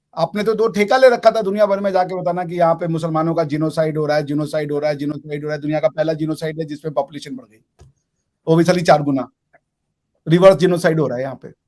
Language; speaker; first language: Hindi; native; Hindi